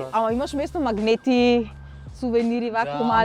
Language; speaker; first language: Macedonian; native; Macedonian